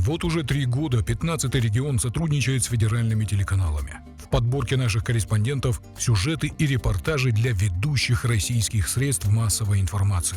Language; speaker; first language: Russian; native; Russian